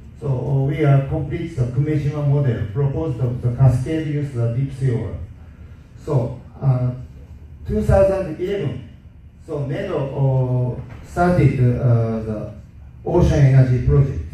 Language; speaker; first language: English; non-native, learner; Japanese